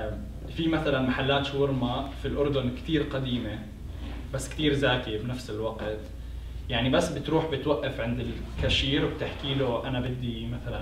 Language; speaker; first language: Arabic; native; Arabic